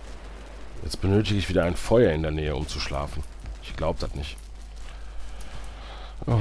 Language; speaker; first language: German; native; German